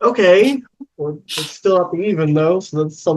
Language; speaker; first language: English; native; English